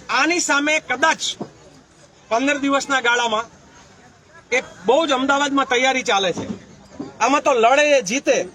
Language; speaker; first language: Gujarati; native; Gujarati